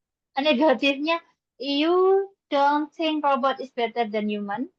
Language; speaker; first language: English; non-native, learner; Indonesian